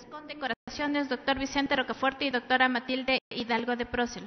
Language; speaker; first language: Spanish; native; Spanish